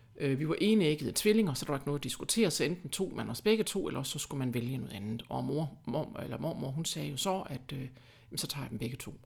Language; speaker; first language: Danish; early bilingual, other home language; German